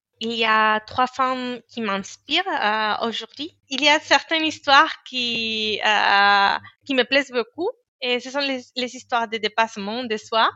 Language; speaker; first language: French; non-native, fluent; Spanish